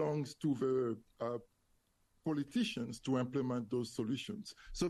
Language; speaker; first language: English; non-native, fluent; French